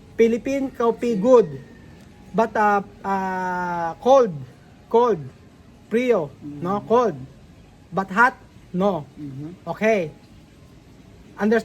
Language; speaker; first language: English; non-native, learner; Filipino